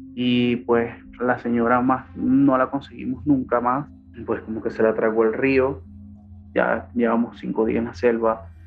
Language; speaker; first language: Spanish; native; Spanish